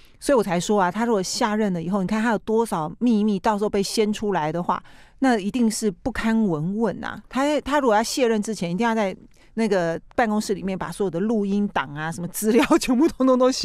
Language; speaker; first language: Chinese; native; Chinese